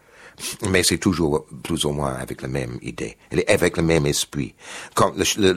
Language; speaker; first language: French; non-native, fluent; English